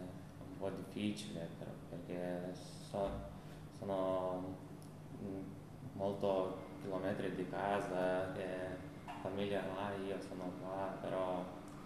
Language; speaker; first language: Italian; non-native, learner; Lithuanian